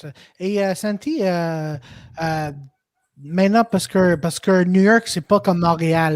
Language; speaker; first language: French; non-native, local second language; English